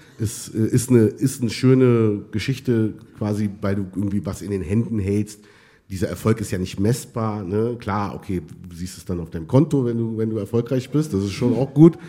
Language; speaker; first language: German; early bilingual, other home language; Arabic